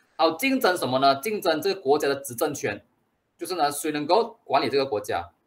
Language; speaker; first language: Chinese; native; Chinese